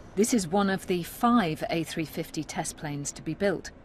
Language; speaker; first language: English; native; English